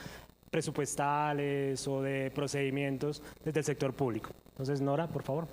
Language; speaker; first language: Spanish; native; Spanish